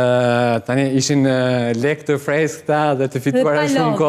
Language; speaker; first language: Albanian; native; Albanian